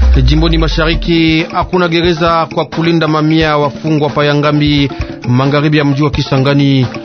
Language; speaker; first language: Swahili; native; Swahili